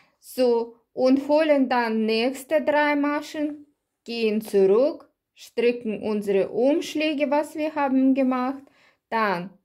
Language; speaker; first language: German; non-native, learner; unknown